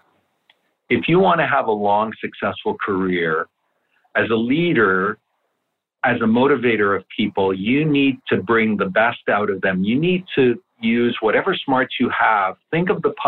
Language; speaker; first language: English; early bilingual, other home language; Italian